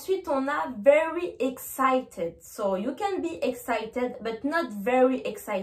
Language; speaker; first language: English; non-native, fluent; French